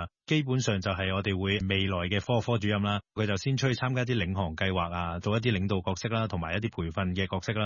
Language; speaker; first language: Cantonese; native; Cantonese